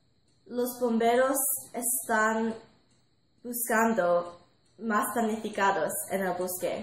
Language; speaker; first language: Spanish; non-native, learner; English